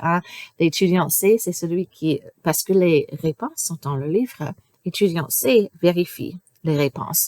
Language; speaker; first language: French; non-native, fluent; English